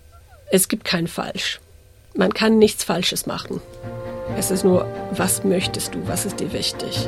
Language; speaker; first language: German; early bilingual, heritage; English